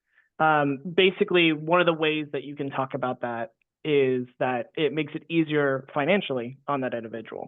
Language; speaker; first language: English; native; English